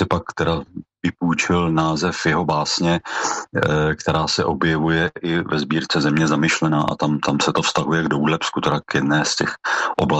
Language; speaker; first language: Czech; native; Czech